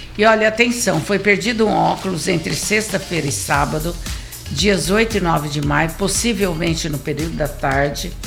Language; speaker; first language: Portuguese; native; Portuguese